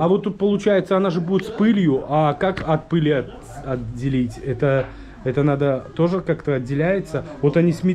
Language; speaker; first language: Russian; native; Russian